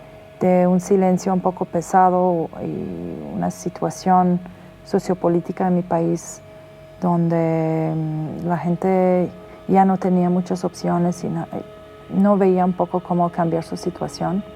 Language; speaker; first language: Spanish; non-native, fluent; Persian